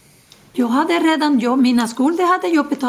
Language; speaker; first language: Swedish; non-native, learner; Spanish